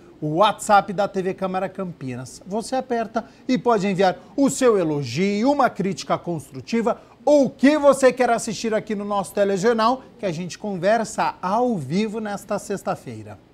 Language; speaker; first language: Portuguese; native; Portuguese